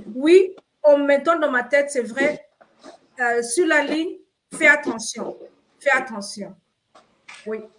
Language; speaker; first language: French; non-native, fluent; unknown